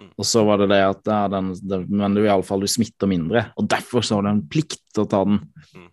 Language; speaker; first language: Norwegian; native; Norwegian